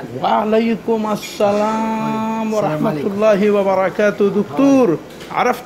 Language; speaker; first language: Arabic; non-native, learner; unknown